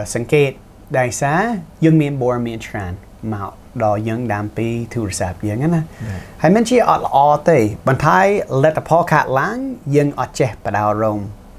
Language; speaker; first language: Khmer; non-native, fluent; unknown